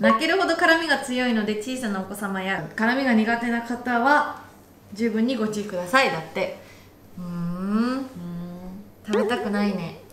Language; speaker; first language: Japanese; native; Japanese